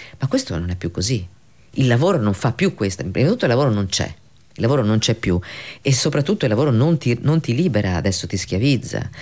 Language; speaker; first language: Italian; native; Italian